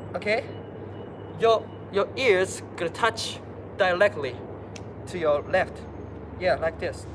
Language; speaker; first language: English; non-native, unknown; Japanese